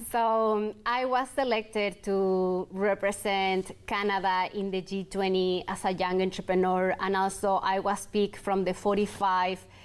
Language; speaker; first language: English; non-native, fluent; Spanish